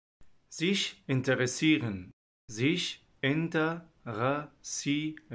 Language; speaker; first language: German; non-native, fluent; Persian